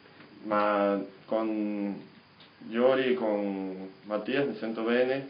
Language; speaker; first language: Italian; non-native, learner; Spanish